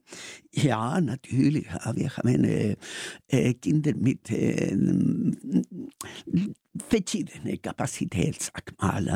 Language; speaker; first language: German; non-native, learner; Spanish